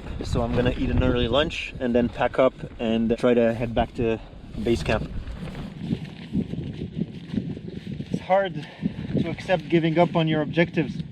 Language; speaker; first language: English; non-native, local second language; French